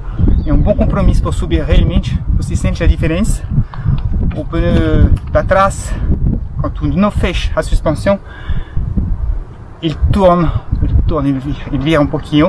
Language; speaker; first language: Portuguese; non-native, learner; French